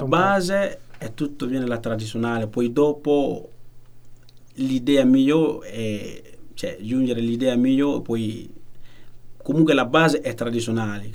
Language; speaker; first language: Italian; non-native, learner; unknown